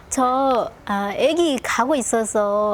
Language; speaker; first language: Korean; non-native, local second language; Lao